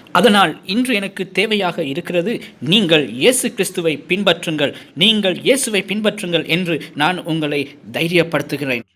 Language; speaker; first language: Tamil; non-native, fluent; English